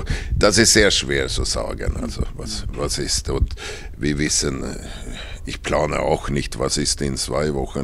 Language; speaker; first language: German; non-native, fluent; Swedish